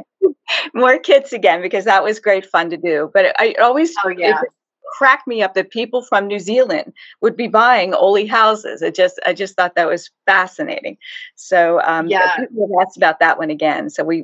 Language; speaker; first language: English; native; English